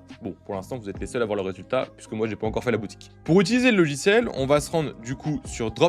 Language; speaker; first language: French; native; French